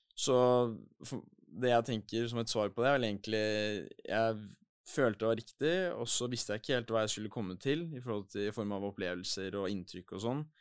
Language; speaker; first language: Norwegian; native; Norwegian